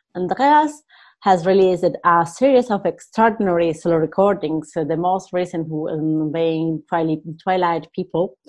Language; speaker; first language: English; non-native, fluent; Italian